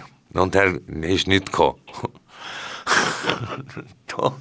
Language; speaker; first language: German; non-native, learner; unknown